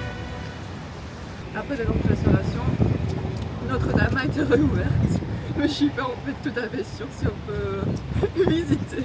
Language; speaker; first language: French; non-native, fluent; Turkish